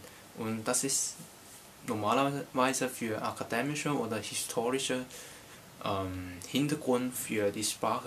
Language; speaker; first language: German; non-native, learner; Cantonese